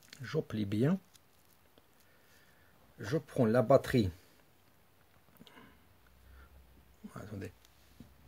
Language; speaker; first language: French; non-native, fluent; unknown